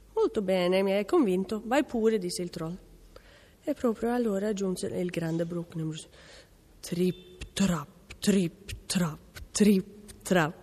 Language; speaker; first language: Italian; non-native, fluent; Norwegian